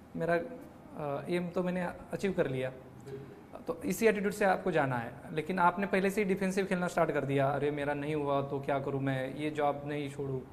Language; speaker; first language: Hindi; non-native, local second language; Marathi